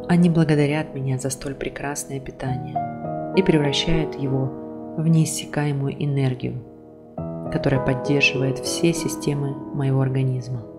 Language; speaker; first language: Russian; native; Russian